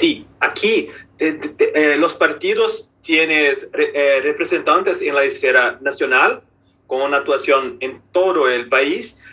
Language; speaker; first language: Spanish; non-native, fluent; Portuguese